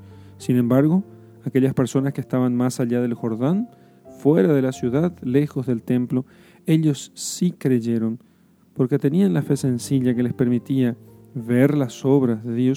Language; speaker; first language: Spanish; native; Spanish